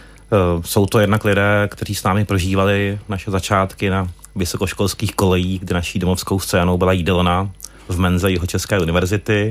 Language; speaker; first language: Czech; native; Czech